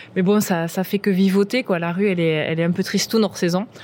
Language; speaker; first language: French; native; French